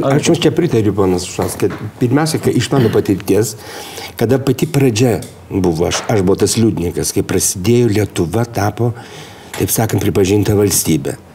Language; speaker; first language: Lithuanian; native; Lithuanian